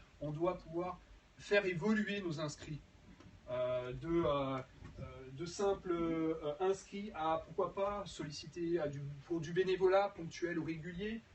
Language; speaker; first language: French; native; French